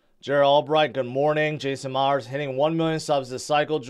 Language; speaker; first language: English; native; English